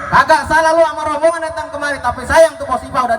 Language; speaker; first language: Indonesian; native; Indonesian